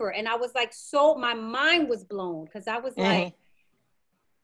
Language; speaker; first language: English; native; English